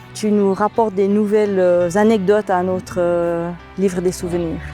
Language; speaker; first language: French; native; French